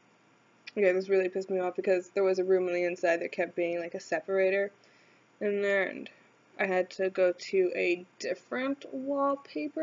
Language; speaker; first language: English; native; English